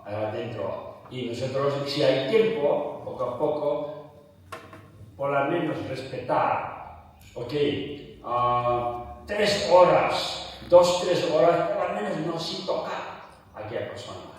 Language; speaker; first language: Spanish; non-native, fluent; Tibetan